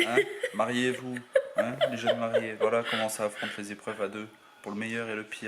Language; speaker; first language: French; native; French